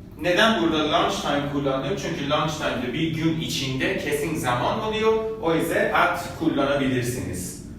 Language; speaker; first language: Turkish; non-native, fluent; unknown